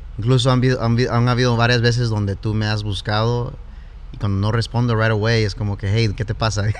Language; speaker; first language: Spanish; early bilingual, heritage; Spanish